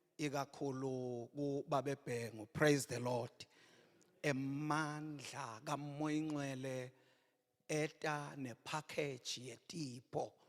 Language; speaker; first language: Zulu; non-native, local second language; Swati